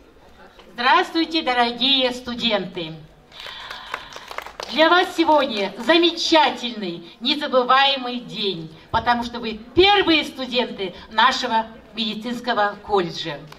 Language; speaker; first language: Russian; non-native, local second language; Kazakh